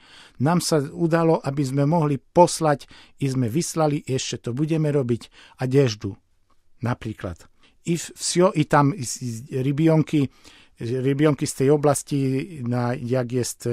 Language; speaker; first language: Polish; non-native, learner; Slovak